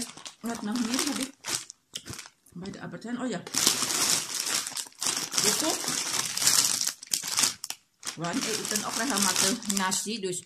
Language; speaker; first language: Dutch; non-native, learner; Indonesian